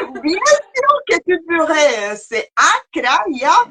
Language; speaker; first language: French; non-native, learner; Spanish